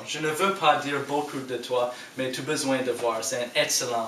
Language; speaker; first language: French; non-native, learner; English